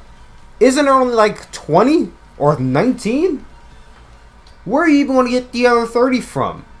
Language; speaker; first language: English; native; English